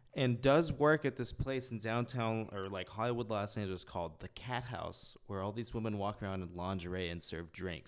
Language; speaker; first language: English; early bilingual, other home language; French